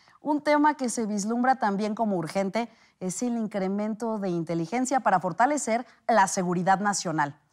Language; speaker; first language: Spanish; native; Spanish